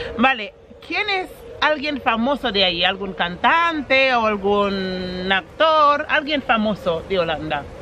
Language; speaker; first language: Spanish; non-native, fluent; English